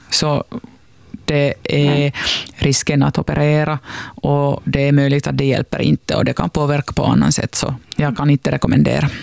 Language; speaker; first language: Swedish; non-native, local second language; Finnish